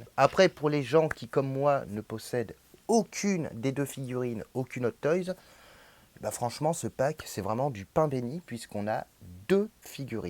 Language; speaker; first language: French; native; French